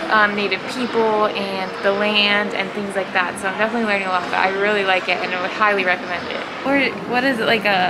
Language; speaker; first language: English; native; English